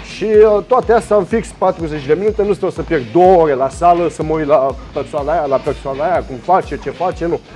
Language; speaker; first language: Romanian; early bilingual, heritage; Romanian